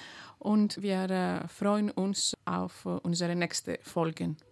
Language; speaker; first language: German; non-native, fluent; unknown